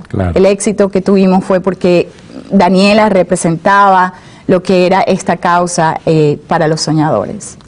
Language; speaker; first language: Spanish; native; Spanish